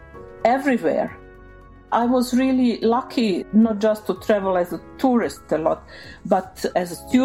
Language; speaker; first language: English; non-native, fluent; Bosnian